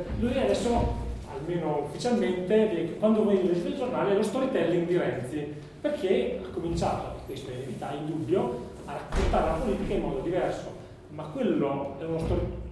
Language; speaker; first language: Italian; native; Italian